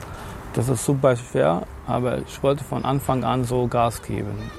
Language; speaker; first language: German; non-native, fluent; Arabic